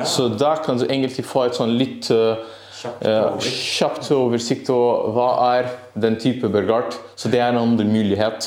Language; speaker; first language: Norwegian; non-native, learner; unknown